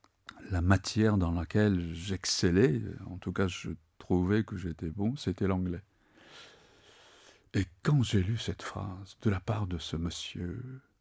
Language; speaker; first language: French; non-native, fluent; Japanese